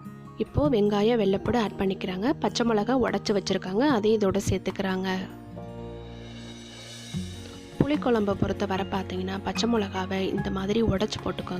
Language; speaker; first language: Tamil; native; Tamil